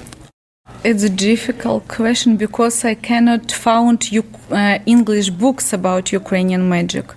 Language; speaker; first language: English; non-native, learner; Ukrainian